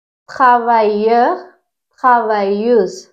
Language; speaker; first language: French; non-native, fluent; Tamil